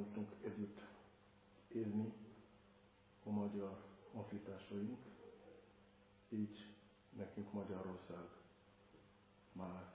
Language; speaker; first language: Hungarian; non-native, fluent; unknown